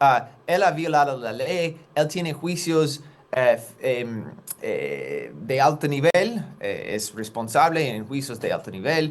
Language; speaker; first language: Spanish; non-native, fluent; English